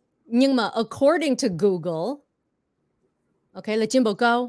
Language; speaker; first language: Vietnamese; early bilingual, heritage; Vietnamese